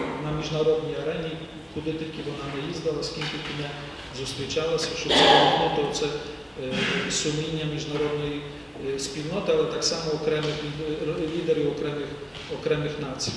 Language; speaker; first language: Ukrainian; native; Ukrainian